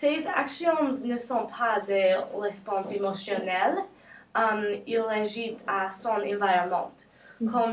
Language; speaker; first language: French; non-native, learner; English